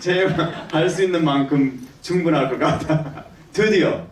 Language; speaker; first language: Korean; early bilingual, heritage; English